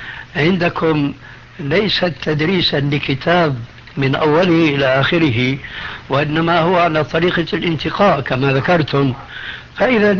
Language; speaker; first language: Arabic; non-native, fluent; Albanian